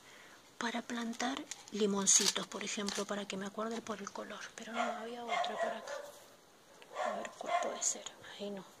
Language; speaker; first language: Spanish; native; Spanish